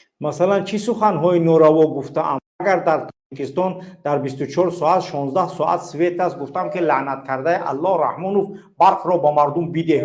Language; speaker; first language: Tajik; native; Tajik